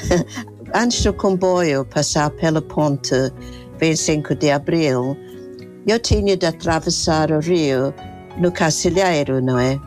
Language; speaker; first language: Portuguese; non-native, fluent; English